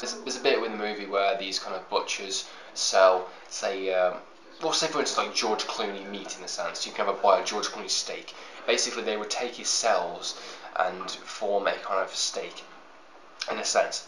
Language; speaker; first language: English; native; English